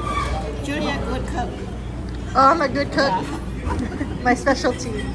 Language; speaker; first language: English; non-native, learner; Vietnamese